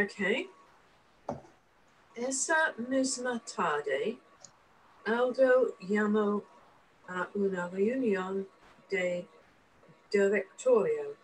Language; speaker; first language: Spanish; non-native, learner; English